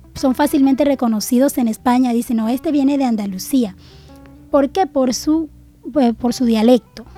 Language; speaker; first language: Spanish; native; Spanish